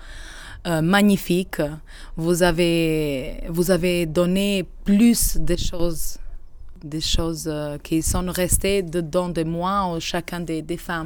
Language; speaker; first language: French; non-native, learner; Albanian